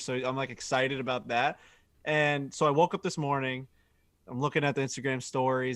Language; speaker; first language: English; native; English